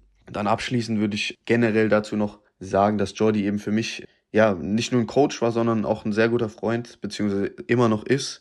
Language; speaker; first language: German; native; German